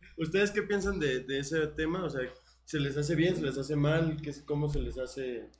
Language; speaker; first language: Spanish; native; Spanish